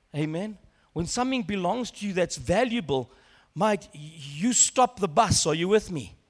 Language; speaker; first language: English; native; English